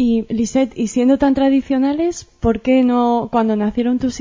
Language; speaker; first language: Spanish; native; Spanish